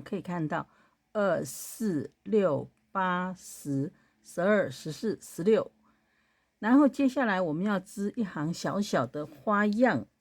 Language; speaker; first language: Chinese; native; Chinese